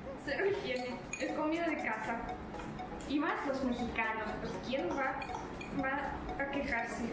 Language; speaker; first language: Spanish; non-native, fluent; Russian